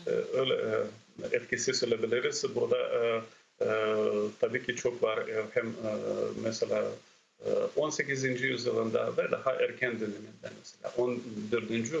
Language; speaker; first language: Turkish; non-native, fluent; Ukrainian